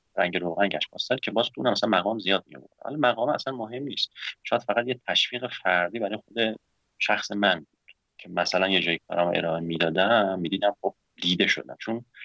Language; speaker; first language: Persian; native; Persian